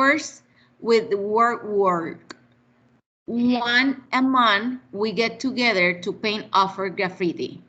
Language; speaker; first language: English; non-native, learner; Spanish